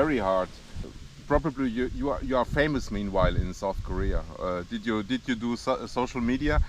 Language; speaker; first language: English; non-native, fluent; German